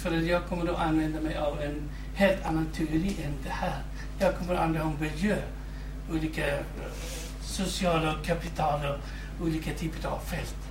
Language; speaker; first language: Swedish; non-native, fluent; Kurdish